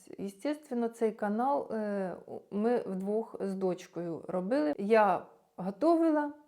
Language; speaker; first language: Ukrainian; native; Ukrainian